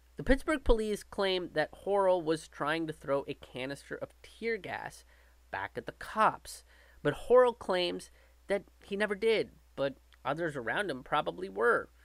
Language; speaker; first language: English; native; English